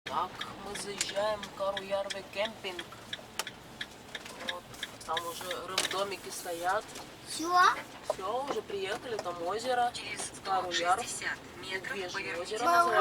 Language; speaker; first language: Russian; native; Russian